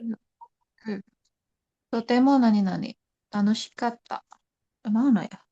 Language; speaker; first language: Japanese; non-native, learner; Indonesian